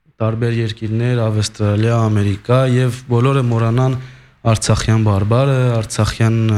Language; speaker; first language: Armenian; early bilingual, heritage; Armenian